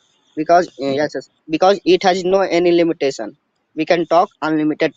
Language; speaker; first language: English; non-native, learner; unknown